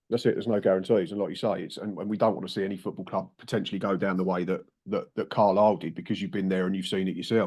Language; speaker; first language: English; native; English